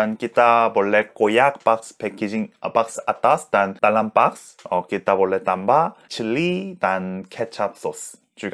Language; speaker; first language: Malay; non-native, learner; Korean